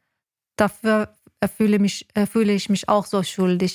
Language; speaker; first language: German; non-native, learner; Persian